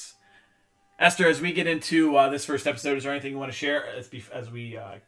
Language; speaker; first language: English; native; English